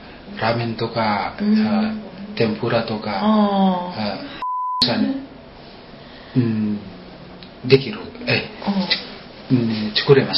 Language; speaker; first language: Japanese; non-native, learner; Indonesian